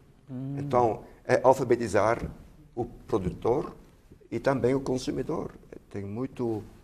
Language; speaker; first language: Portuguese; non-native, fluent; Dutch